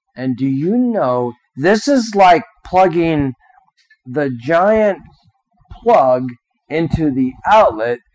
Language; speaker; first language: English; native; English